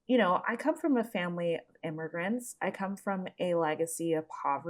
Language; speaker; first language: English; native; English